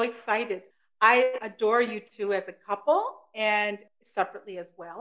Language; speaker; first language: English; early bilingual, other home language; Spanish